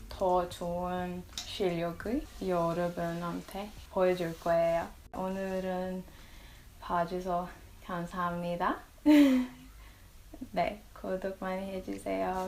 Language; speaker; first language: Korean; non-native, learner; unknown